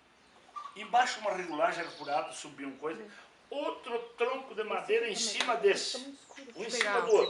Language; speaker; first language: Portuguese; native; Portuguese